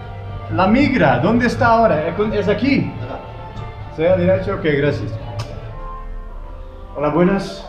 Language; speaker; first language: Spanish; non-native, learner; English